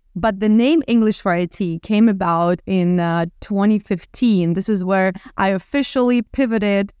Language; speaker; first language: English; non-native, fluent; Russian